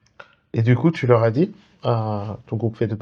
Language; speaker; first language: French; native; French